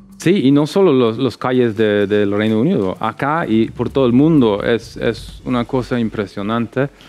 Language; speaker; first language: Spanish; non-native, fluent; English